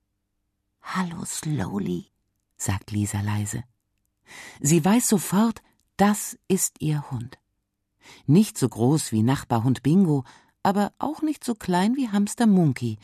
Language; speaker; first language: German; native; German